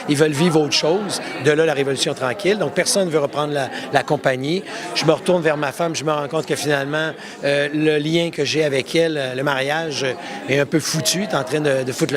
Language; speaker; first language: French; native; French